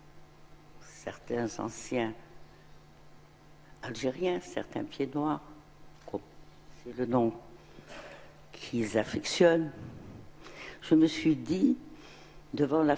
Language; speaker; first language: French; non-native, local second language; Arabic